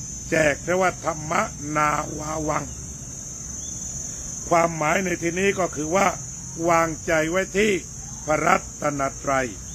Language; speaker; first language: Thai; native; Thai